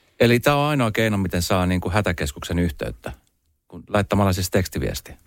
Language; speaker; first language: Finnish; native; Finnish